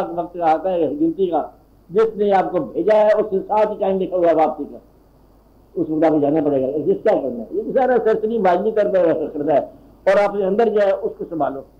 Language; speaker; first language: Urdu; non-native, local second language; Punjabi